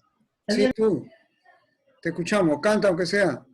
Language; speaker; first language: Spanish; native; Spanish